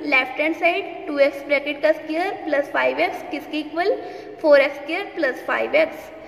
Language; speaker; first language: Hindi; non-native, local second language; Punjabi